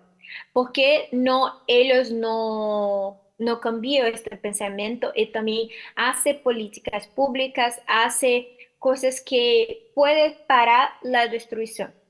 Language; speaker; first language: Spanish; non-native, learner; Portuguese